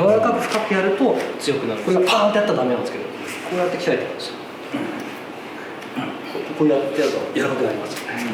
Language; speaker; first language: Japanese; native; Japanese